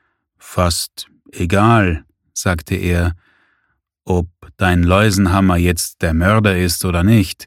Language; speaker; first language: German; native; German